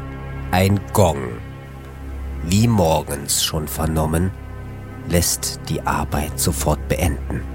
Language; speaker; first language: German; native; German